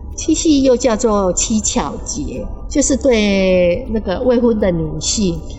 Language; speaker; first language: Chinese; native; Chinese